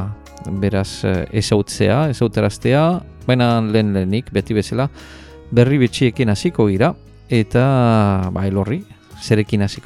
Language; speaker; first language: Basque; native; Basque